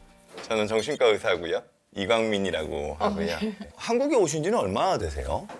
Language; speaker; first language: Korean; native; Korean